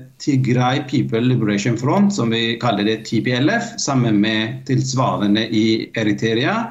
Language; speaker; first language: Norwegian; non-native, fluent; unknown